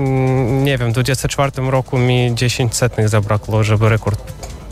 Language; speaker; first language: Polish; non-native, fluent; Russian